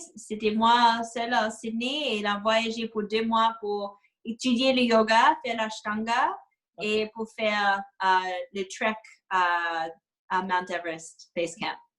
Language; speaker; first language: French; non-native, fluent; English